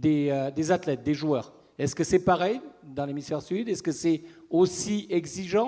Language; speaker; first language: French; native; French